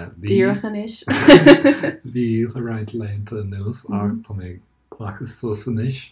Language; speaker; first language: Irish; native; Irish